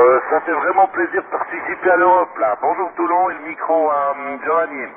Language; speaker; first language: French; native; French